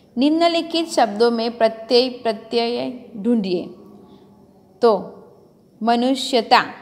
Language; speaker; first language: Hindi; non-native, local second language; Gujarati